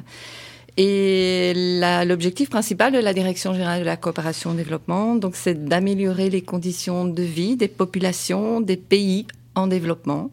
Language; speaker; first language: French; native; French